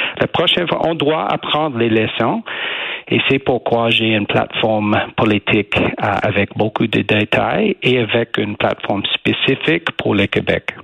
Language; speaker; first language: French; non-native, learner; English